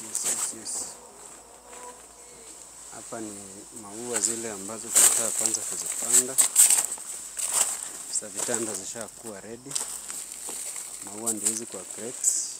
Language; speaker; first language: Swahili; non-native, local second language; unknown